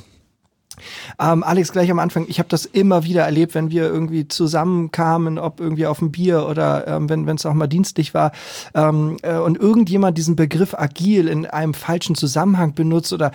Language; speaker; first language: German; native; German